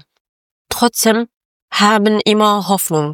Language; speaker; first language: German; non-native, learner; Persian